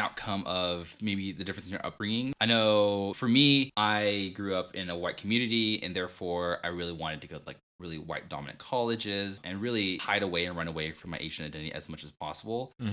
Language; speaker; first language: English; early bilingual, other home language; Vietnamese